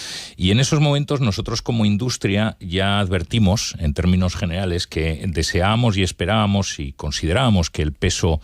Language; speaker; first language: Spanish; native; Spanish